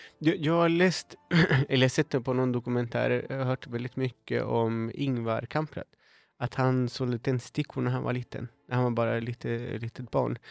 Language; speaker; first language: Swedish; non-native, fluent; Spanish